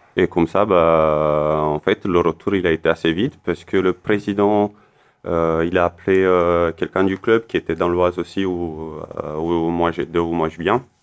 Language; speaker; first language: French; non-native, fluent; Romanian